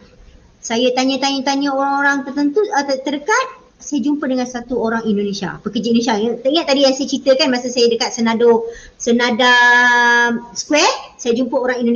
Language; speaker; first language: Malay; native; Malay